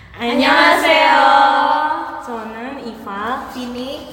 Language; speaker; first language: Korean; non-native, learner; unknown